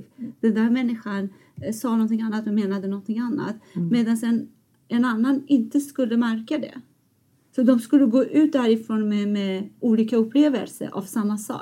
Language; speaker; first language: Swedish; non-native, fluent; Persian